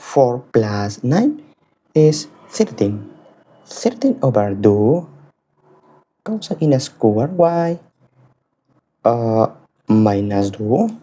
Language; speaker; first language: English; non-native, fluent; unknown